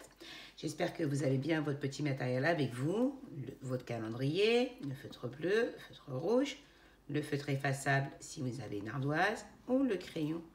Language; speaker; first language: French; native; French